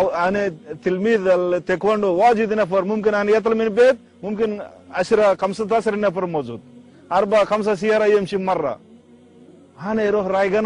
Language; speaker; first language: Arabic; non-native, learner; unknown